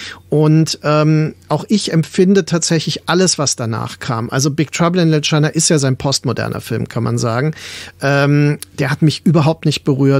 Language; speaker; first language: German; native; German